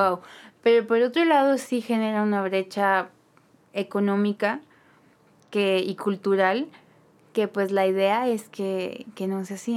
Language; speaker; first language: Spanish; native; Spanish